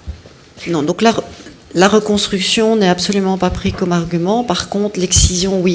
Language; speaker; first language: French; native; French